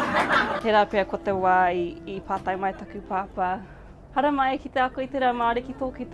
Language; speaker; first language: Māori; non-native, local second language; English